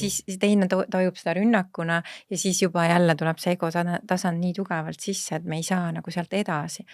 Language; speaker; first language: Estonian; native; Estonian